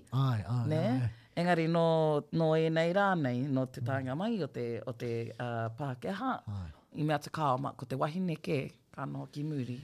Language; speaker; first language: Māori; non-native, local second language; English